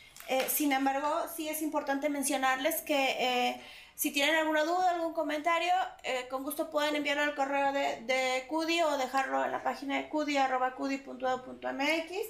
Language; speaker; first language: Spanish; native; Spanish